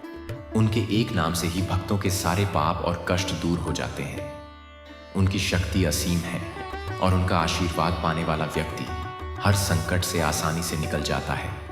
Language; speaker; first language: Hindi; native; Hindi